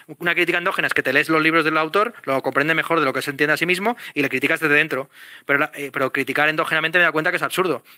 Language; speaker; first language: Spanish; native; Spanish